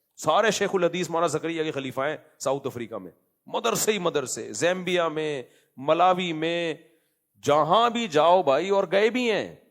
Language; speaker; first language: Urdu; native; Urdu